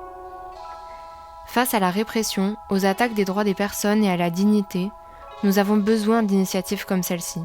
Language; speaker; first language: French; native; French